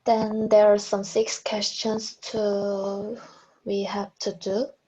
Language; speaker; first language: English; non-native, learner; Korean